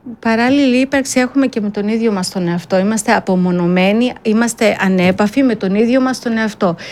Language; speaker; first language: Greek; early bilingual, heritage; Greek